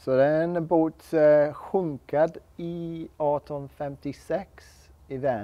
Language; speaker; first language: Swedish; non-native, learner; English